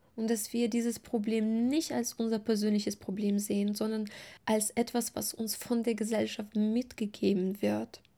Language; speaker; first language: German; non-native, fluent; Russian